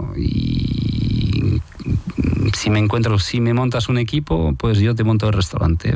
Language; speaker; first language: Spanish; non-native, fluent; French